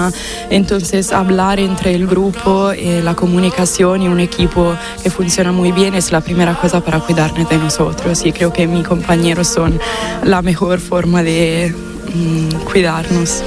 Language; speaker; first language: Spanish; non-native, fluent; Italian